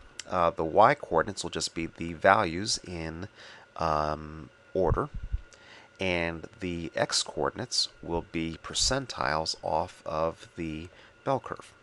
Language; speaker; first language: English; native; English